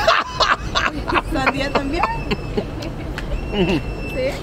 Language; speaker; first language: Spanish; native; Spanish